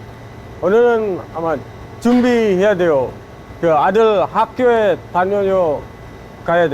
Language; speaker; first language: Korean; non-native, learner; Indonesian